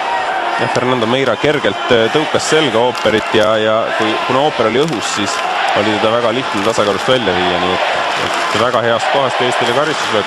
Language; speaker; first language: Estonian; native; Estonian